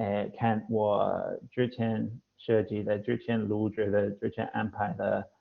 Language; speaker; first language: Chinese; non-native, fluent; English